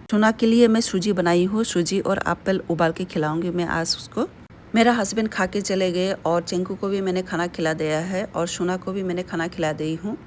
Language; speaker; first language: Hindi; non-native, local second language; Bangla